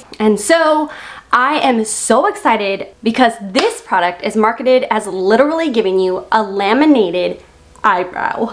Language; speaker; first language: English; native; English